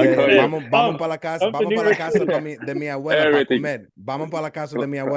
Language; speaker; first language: Spanish; early bilingual, heritage; Spanish